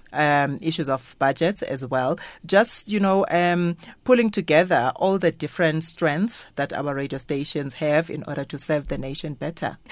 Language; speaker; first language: English; non-native, local second language; Xhosa